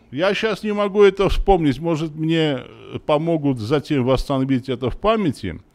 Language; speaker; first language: Russian; non-native, local second language; Armenian